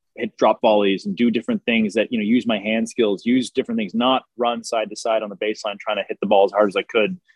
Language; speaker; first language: English; native; English